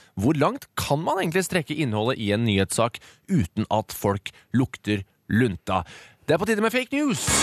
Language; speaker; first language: Norwegian; native; Norwegian